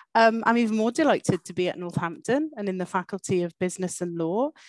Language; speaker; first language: English; native; English